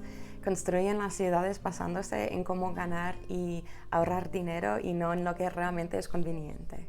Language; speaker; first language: Spanish; non-native, fluent; English